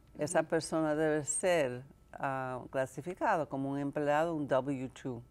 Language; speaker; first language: Spanish; early bilingual, heritage; Spanish